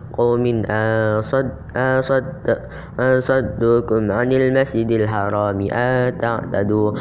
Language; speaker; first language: Arabic; non-native, learner; Indonesian